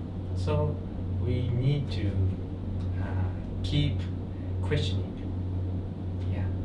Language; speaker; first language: English; non-native, learner; Japanese